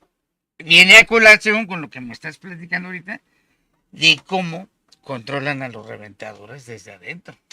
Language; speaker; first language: Spanish; native; Spanish